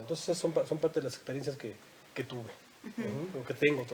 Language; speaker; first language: Spanish; native; Spanish